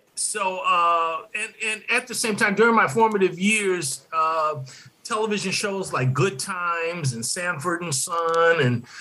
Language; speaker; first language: English; native; English